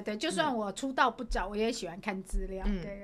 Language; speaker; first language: Chinese; native; Chinese